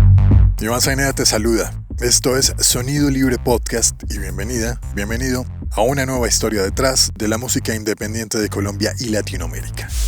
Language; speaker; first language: Spanish; native; Spanish